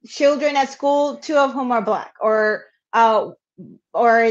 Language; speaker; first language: English; non-native, fluent; Spanish